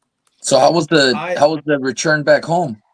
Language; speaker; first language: English; native; English